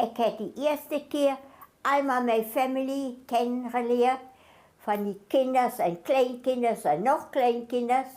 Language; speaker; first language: Afrikaans; non-native, local second language; German